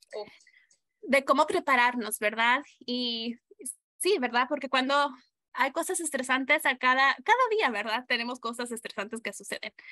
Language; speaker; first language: Spanish; early bilingual, heritage; Spanish